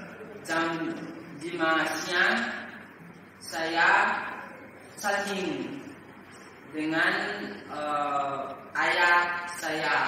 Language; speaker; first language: Indonesian; non-native, learner; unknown